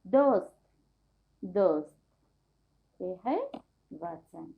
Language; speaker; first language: Hindi; non-native, local second language; Telugu